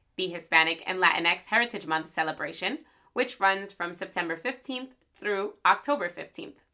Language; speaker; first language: English; early bilingual, other home language; Spanish